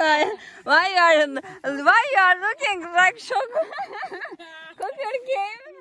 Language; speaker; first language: English; non-native, learner; Turkish